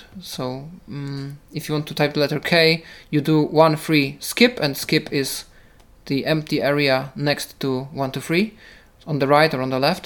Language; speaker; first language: English; non-native, fluent; Polish